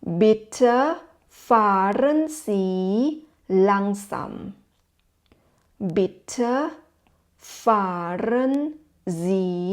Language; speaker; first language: German; non-native, fluent; Thai